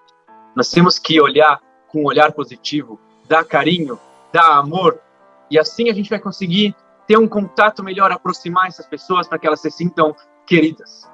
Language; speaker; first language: Portuguese; native; Portuguese